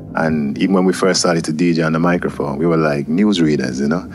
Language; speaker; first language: English; native; English